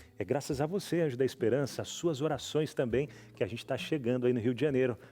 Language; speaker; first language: Portuguese; native; Portuguese